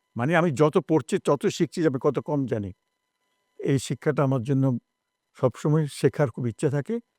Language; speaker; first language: Bangla; native; Bangla